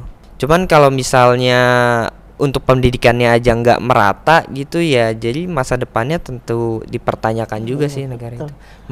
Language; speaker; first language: Indonesian; native; Indonesian